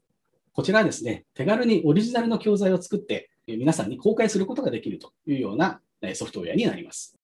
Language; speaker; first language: Japanese; native; Japanese